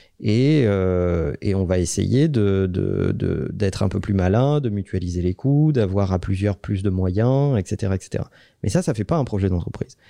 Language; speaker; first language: French; native; French